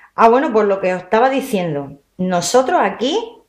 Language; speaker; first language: Spanish; native; Spanish